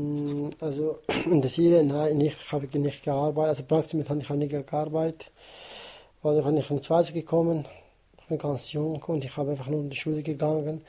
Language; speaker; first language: German; non-native, learner; Kurdish